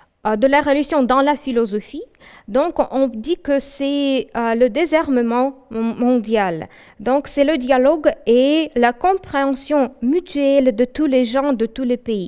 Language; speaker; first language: French; non-native, fluent; Russian